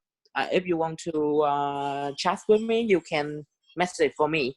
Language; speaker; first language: English; non-native, learner; Vietnamese